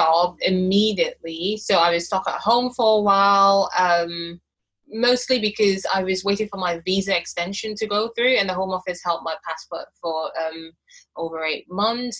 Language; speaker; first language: English; non-native, local second language; Igbo